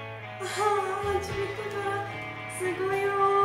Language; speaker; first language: Japanese; non-native, learner; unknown